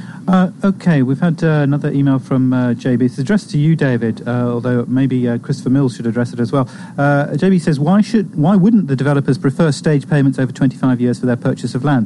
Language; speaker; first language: English; native; English